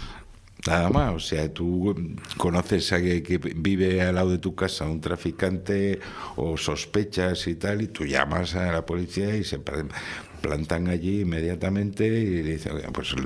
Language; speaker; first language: Spanish; native; Spanish